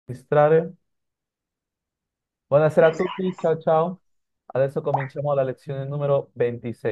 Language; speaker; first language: Italian; non-native, fluent; Spanish